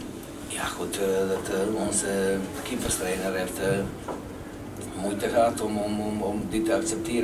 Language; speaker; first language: Dutch; non-native, fluent; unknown